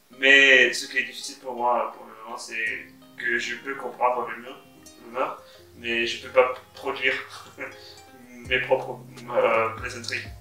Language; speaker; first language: French; non-native, fluent; Russian